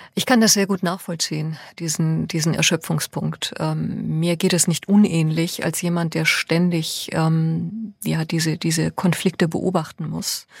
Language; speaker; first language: German; early bilingual, other home language; Persian